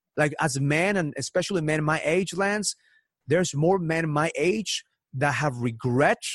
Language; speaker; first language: English; early bilingual, other home language; Spanish